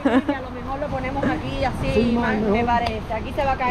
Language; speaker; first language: Spanish; native; Spanish